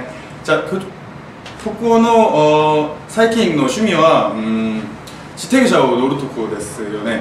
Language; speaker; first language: Japanese; non-native, learner; Korean